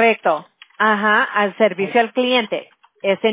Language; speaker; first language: Spanish; early bilingual, heritage; Spanish